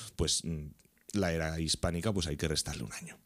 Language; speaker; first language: Spanish; non-native, local second language; Catalan